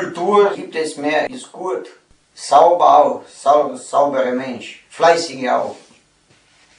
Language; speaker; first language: German; non-native, learner; Romanian